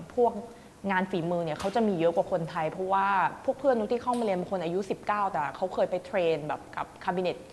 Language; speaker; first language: Thai; native; Thai